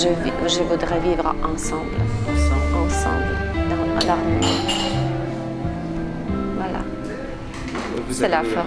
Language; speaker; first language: French; non-native, fluent; Russian